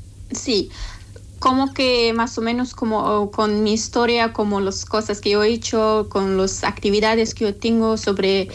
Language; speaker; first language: Spanish; non-native, learner; Persian